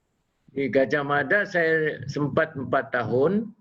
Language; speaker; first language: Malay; non-native, local second language; Javanese